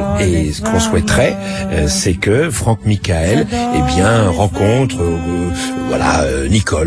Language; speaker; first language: French; native; French